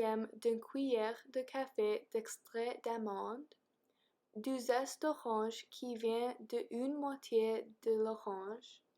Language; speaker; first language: French; non-native, learner; English